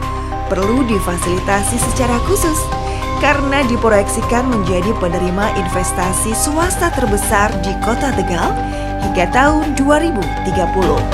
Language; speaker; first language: Indonesian; native; Indonesian